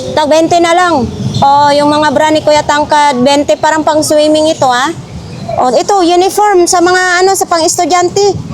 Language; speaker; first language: Filipino; non-native, local second language; Masbatenyo